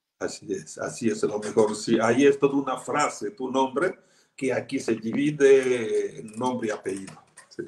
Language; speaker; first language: Spanish; non-native, fluent; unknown